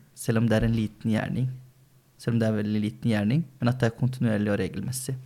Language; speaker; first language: Norwegian; early bilingual, other home language; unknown